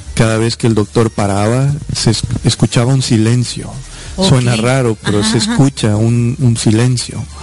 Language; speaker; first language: Spanish; native; Spanish